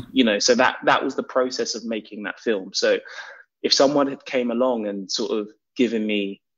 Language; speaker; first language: English; native; English